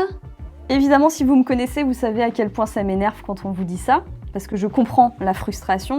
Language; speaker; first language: French; native; French